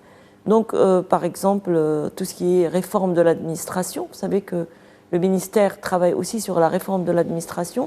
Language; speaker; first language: French; non-native, local second language; Arabic